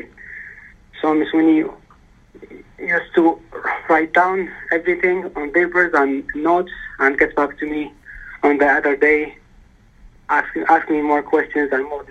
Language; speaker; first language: English; early bilingual, other home language; Arabic